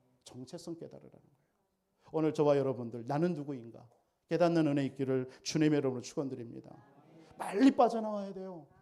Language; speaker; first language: Korean; native; Korean